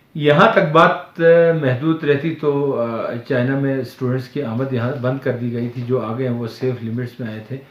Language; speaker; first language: Urdu; non-native, local second language; Balti